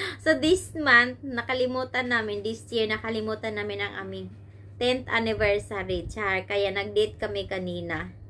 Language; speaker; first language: Filipino; non-native, local second language; Cebuano